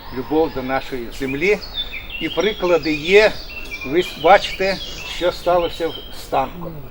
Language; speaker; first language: Ukrainian; native; Ukrainian